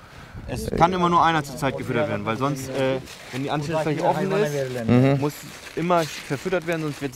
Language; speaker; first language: German; native; German